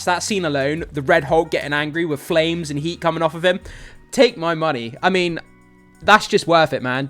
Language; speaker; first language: English; native; English